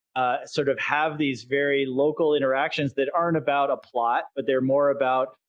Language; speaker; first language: English; native; English